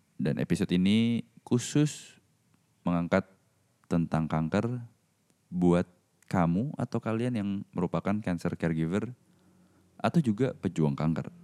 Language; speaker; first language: Indonesian; native; Indonesian